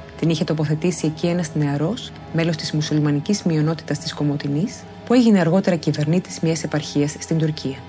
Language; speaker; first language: Greek; native; Greek